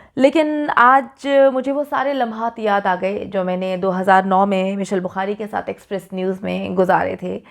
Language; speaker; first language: Urdu; native; Urdu